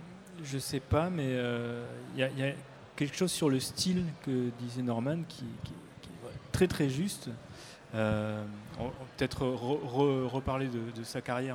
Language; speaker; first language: French; native; French